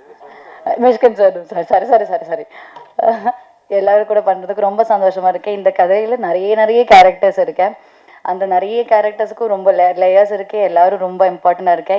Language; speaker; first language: Tamil; non-native, learner; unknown